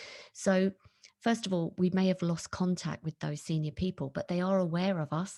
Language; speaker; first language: English; native; English